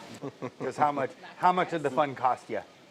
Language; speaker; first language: English; native; English